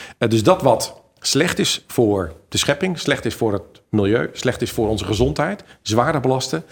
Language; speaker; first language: Dutch; native; Dutch